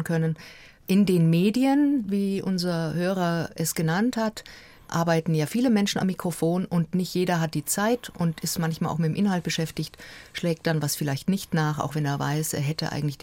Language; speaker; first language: German; native; German